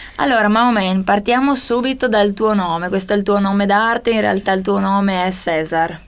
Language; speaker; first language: Italian; native; Italian